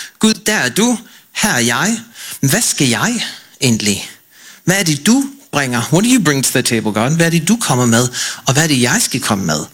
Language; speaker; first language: Danish; non-native, fluent; English